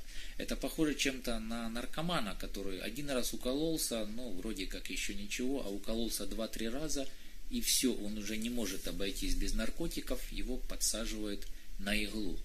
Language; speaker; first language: Russian; native; Russian